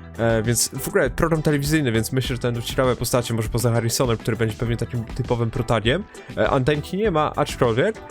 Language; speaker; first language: Polish; native; Polish